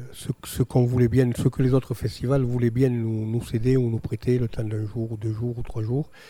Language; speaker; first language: French; native; French